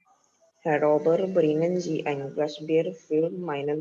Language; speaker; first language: German; non-native, learner; Indonesian